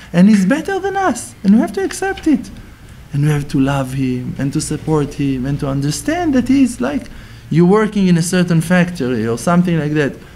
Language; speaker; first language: English; non-native, fluent; Hebrew